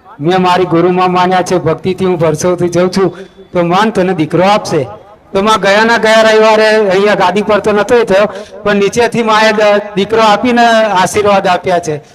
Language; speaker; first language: Gujarati; native; Gujarati